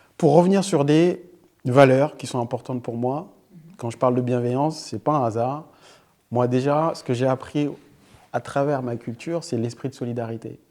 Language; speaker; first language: French; early bilingual, other home language; Fula